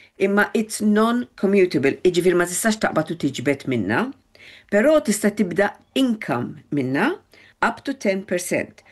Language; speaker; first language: Maltese; early bilingual, heritage; Maltese